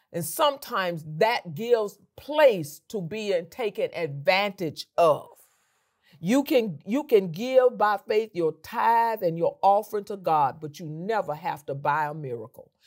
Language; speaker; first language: English; native; English